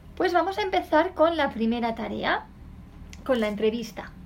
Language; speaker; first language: Spanish; native; Spanish